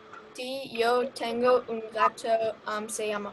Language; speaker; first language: Spanish; non-native, learner; English